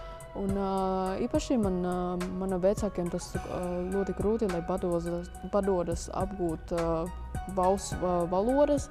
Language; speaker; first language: Latvian; early bilingual, other home language; Vietnamese